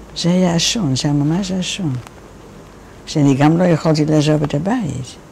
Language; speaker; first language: Hebrew; non-native, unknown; Dutch